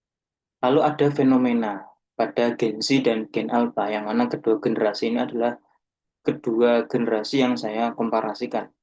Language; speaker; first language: Indonesian; native; Indonesian